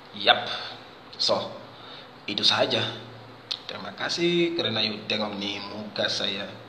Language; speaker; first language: Malay; non-native, fluent; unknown